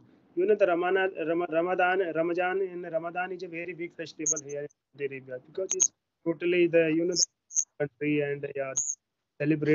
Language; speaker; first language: English; non-native, learner; Hindi